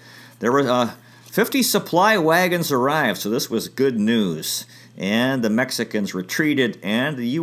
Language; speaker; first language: English; native; English